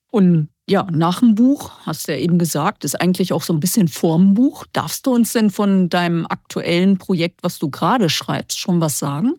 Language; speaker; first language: German; native; German